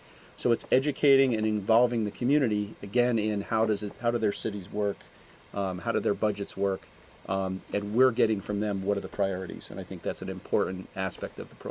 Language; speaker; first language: English; native; English